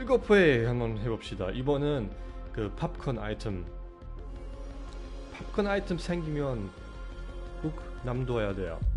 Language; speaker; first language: Korean; non-native, fluent; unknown